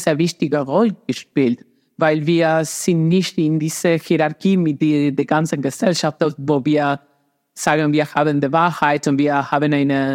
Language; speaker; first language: German; non-native, fluent; Spanish